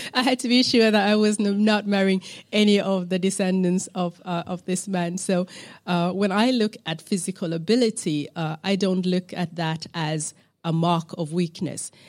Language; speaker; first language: English; non-native, local second language; Acoli